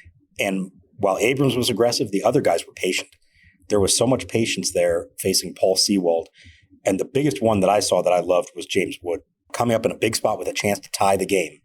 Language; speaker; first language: English; native; English